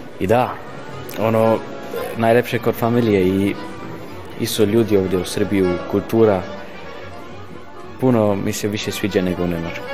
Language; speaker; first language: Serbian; early bilingual, heritage; Serbian